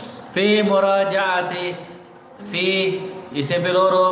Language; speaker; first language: Arabic; non-native, fluent; Indonesian